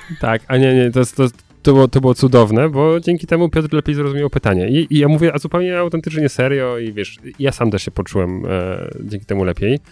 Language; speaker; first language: Polish; native; Polish